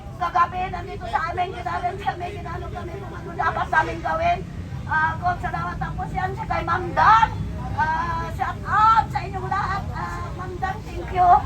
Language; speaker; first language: Filipino; non-native, local second language; Cebuano